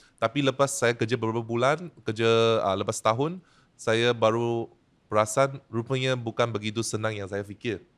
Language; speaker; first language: Malay; non-native, local second language; Chinese